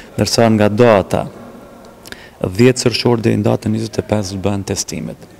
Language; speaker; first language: Albanian; native; Albanian